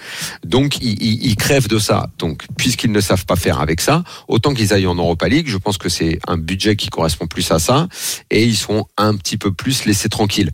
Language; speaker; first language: French; native; French